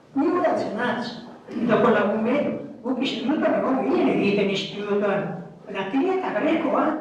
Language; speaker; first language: Basque; native; Basque